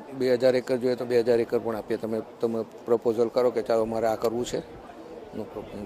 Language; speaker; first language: Gujarati; early bilingual, heritage; Gujarati